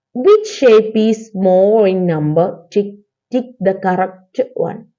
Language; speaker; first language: English; non-native, local second language; Malayalam